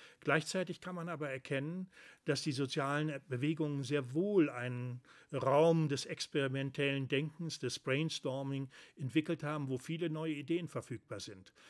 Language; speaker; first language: German; native; German